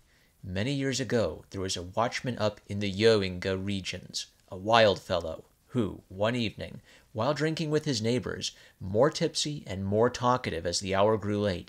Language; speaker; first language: English; native; English